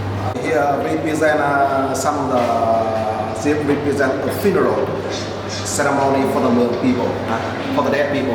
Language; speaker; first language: English; non-native, fluent; Vietnamese